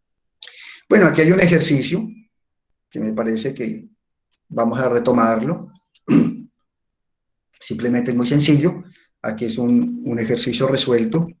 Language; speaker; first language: Spanish; native; Spanish